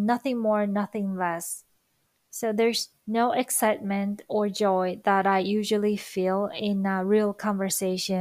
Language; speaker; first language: English; non-native, fluent; Japanese